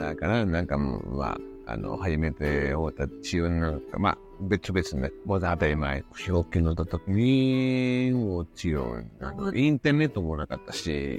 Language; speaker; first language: Japanese; non-native, learner; Spanish